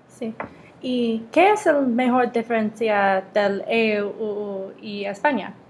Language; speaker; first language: Spanish; non-native, learner; English